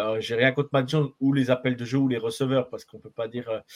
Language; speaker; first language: French; native; French